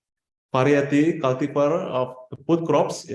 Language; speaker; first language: English; non-native, fluent; Indonesian